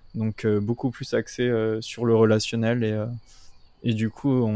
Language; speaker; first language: French; native; French